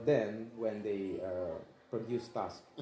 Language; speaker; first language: English; non-native, learner; Indonesian